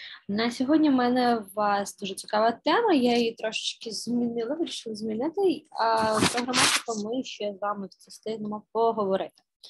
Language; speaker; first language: Ukrainian; native; Ukrainian